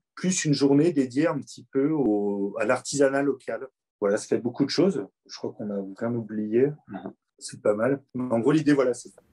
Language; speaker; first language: French; native; French